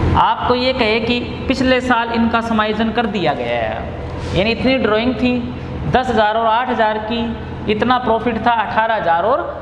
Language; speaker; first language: Hindi; native; Hindi